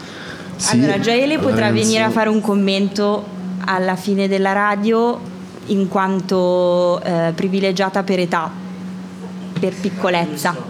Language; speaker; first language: Italian; native; Italian